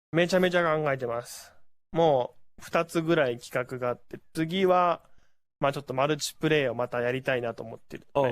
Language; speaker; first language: Japanese; native; Japanese